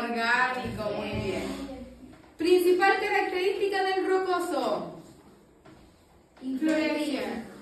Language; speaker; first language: Spanish; native; Spanish